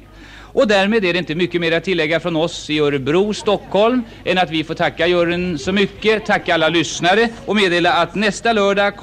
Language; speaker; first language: Swedish; native; Swedish